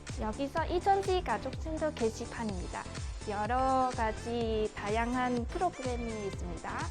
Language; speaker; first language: Korean; non-native, fluent; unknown